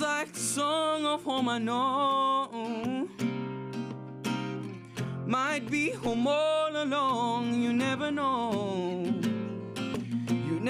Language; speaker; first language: English; non-native, local second language; Ganda